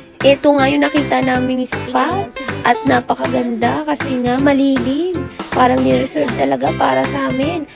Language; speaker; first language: Filipino; native; Filipino